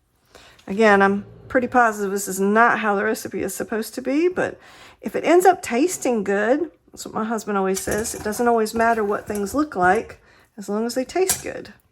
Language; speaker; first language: English; native; English